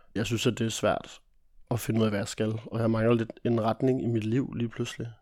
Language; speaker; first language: Danish; early bilingual, other home language; Italian